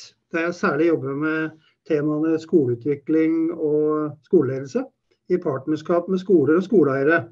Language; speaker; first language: Norwegian; native; Norwegian